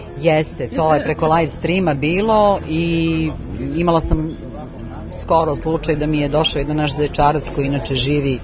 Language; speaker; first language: Serbian; native; Serbian